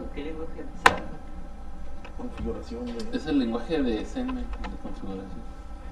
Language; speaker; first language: Spanish; native; Spanish